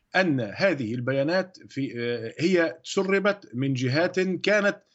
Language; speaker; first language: Arabic; non-native, fluent; Russian